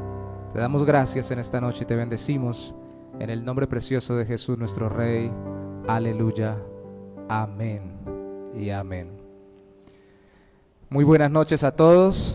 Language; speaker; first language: Spanish; native; Spanish